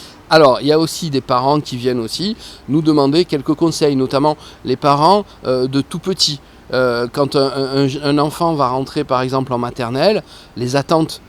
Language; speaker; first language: French; native; French